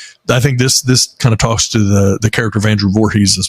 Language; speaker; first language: English; native; English